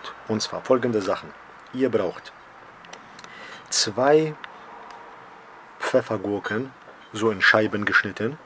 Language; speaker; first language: German; early bilingual, other home language; Polish